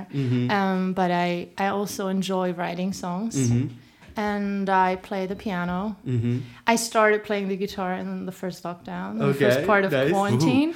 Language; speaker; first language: English; non-native, fluent; German